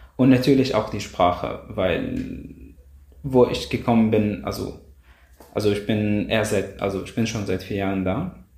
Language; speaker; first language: German; non-native, fluent; Arabic